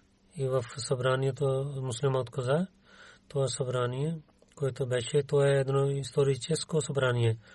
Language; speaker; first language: Bulgarian; non-native, learner; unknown